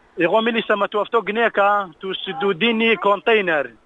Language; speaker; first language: Greek; non-native, learner; Kurdish